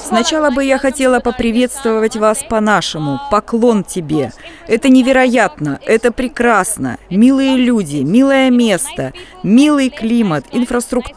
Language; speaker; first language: Russian; non-native, fluent; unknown